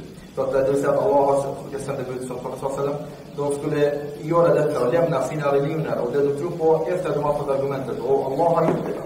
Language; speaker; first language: Swedish; non-native, fluent; Arabic